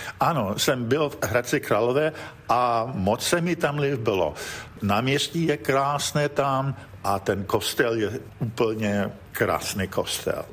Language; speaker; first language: Czech; early bilingual, heritage; English